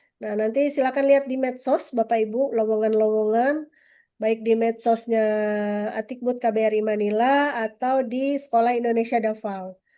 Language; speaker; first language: Indonesian; native; Indonesian